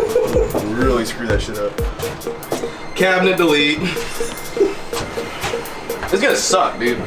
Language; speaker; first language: English; native; English